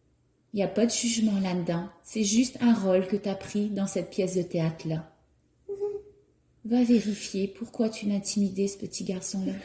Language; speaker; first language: French; native; French